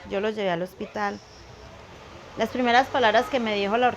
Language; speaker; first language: Spanish; native; Spanish